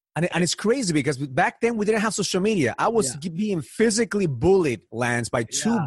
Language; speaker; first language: English; early bilingual, other home language; Spanish